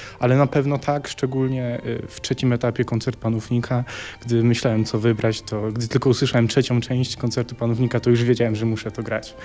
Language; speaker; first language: Polish; native; Polish